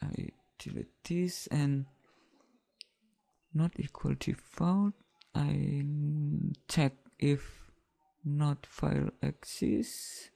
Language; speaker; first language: English; non-native, learner; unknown